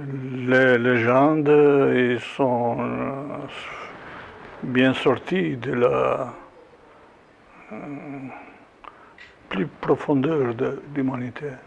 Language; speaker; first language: French; non-native, fluent; Albanian